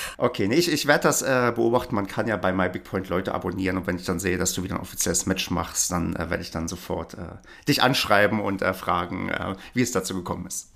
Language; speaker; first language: German; native; German